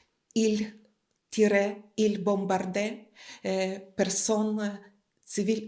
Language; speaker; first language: French; non-native, learner; Ukrainian